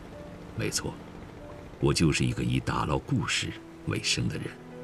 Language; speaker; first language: Chinese; native; Chinese